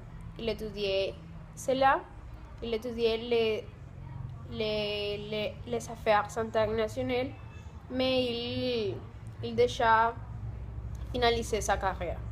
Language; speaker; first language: French; non-native, learner; Spanish